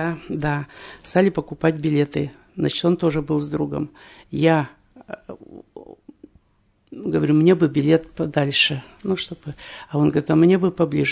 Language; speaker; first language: Russian; native; Russian